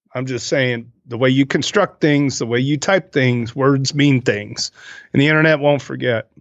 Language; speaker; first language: English; native; English